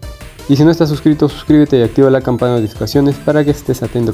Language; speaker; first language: Spanish; native; Spanish